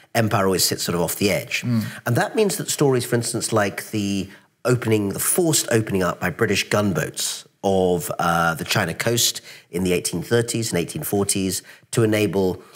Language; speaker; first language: English; native; English